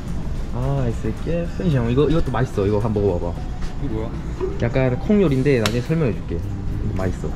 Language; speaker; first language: Portuguese; non-native, fluent; Korean